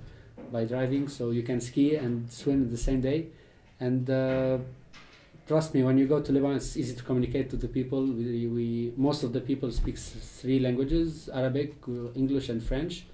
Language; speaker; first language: English; non-native, fluent; Arabic